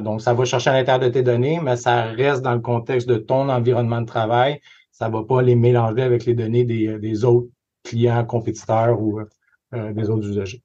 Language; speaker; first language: French; native; French